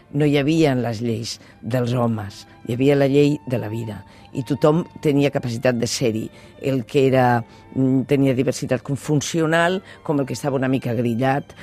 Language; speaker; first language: Catalan; non-native, local second language; Spanish